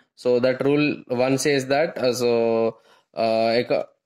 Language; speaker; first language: English; non-native, local second language; Telugu